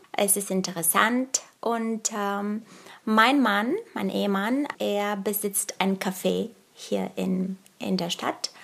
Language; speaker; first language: German; early bilingual, other home language; Bulgarian